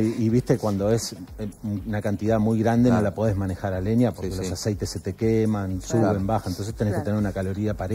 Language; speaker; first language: Spanish; native; Spanish